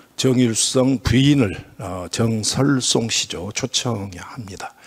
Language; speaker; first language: Korean; native; Korean